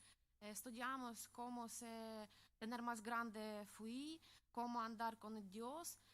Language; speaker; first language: Spanish; non-native, learner; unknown